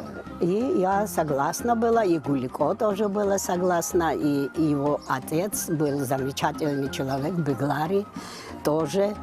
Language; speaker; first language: Russian; non-native, fluent; Georgian